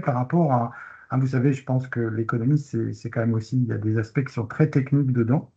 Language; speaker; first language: French; native; French